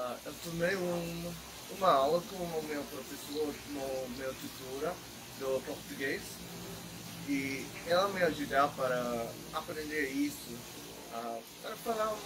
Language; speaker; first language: Portuguese; non-native, learner; English